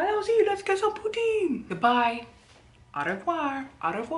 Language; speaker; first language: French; non-native, learner; English